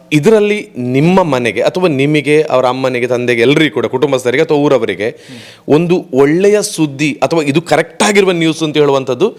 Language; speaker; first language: Kannada; native; Kannada